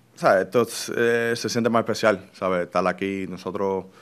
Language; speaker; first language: Spanish; early bilingual, heritage; Spanish